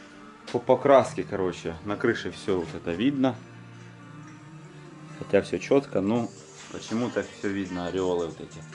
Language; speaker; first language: Russian; native; Russian